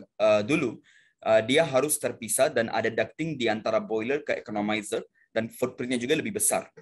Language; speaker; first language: Indonesian; non-native, fluent; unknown